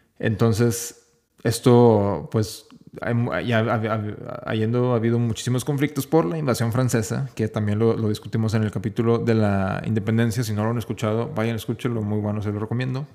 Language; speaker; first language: Spanish; native; Spanish